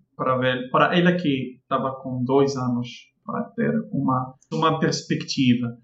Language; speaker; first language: Portuguese; non-native, fluent; Arabic